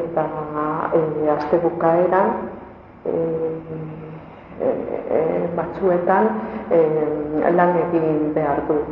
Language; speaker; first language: Basque; non-native, local second language; Spanish